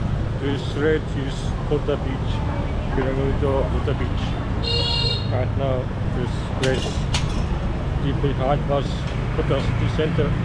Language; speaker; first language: English; non-native, learner; Turkish